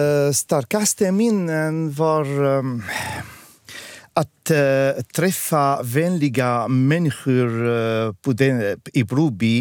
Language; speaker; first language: Swedish; non-native, fluent; Arabic